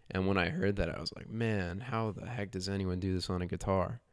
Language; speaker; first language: English; native; English